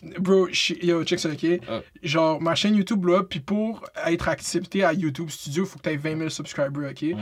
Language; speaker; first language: French; native; French